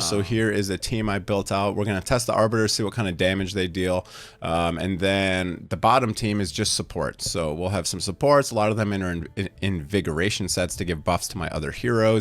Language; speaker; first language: English; native; English